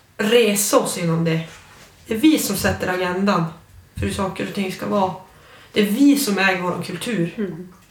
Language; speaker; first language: Swedish; native; Swedish